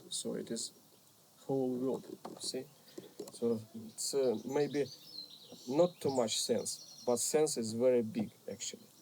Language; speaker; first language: English; non-native, learner; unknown